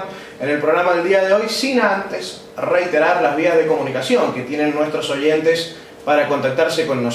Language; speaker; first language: Spanish; native; Spanish